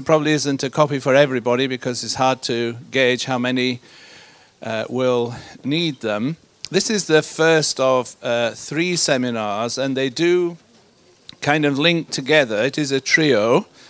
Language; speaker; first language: English; native; English